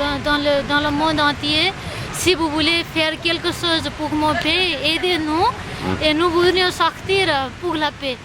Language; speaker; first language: French; non-native, fluent; Nepali